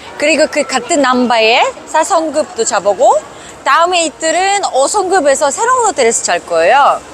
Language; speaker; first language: Korean; non-native, fluent; Uzbek